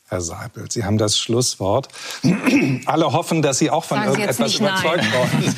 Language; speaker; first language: German; native; German